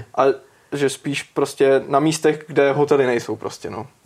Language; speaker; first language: Czech; native; Czech